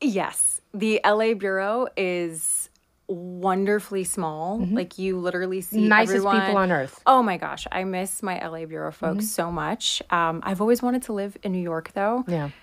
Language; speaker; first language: English; native; English